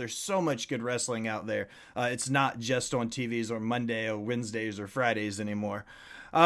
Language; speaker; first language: English; native; English